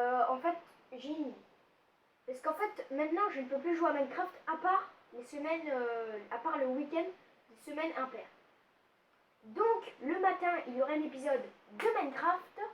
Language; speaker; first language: French; native; French